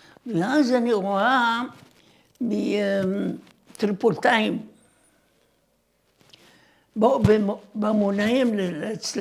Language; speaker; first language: Hebrew; non-native, fluent; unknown